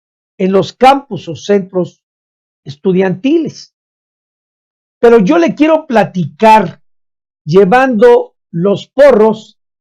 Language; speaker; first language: Spanish; native; Spanish